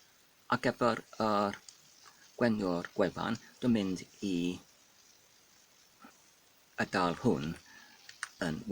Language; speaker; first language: Welsh; non-native, fluent; English